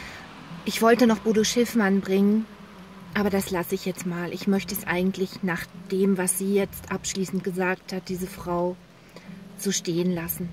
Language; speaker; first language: German; native; German